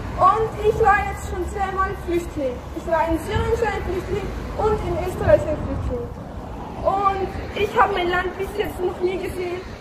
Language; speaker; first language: German; early bilingual, other home language; Arabic